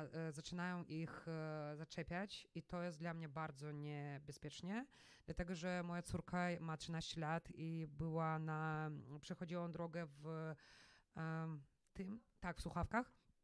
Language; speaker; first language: Polish; non-native, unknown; Russian